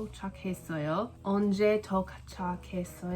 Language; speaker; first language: Korean; non-native, learner; English